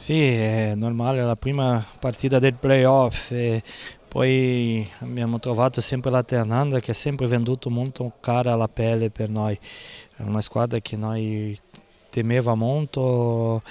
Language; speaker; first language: Italian; non-native, fluent; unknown